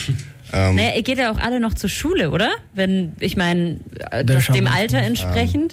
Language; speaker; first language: German; native; German